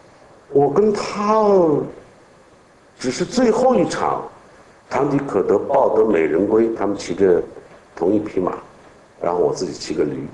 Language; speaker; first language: Chinese; native; Chinese